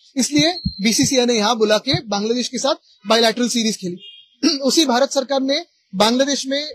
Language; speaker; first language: Hindi; non-native, local second language; Marathi